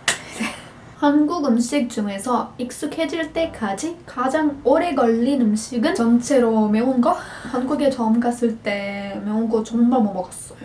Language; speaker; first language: Korean; non-native, fluent; Portuguese